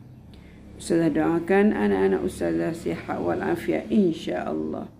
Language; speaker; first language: Arabic; non-native, fluent; Malay